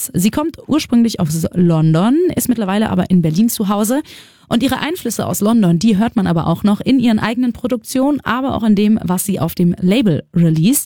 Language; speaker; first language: German; native; German